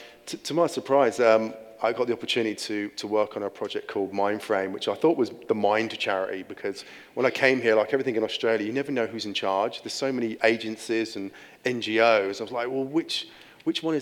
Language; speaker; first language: English; native; English